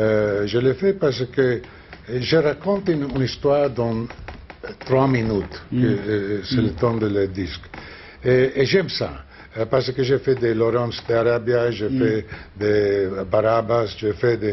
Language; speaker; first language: French; non-native, learner; Spanish